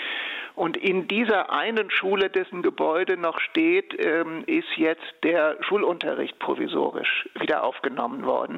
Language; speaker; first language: German; native; German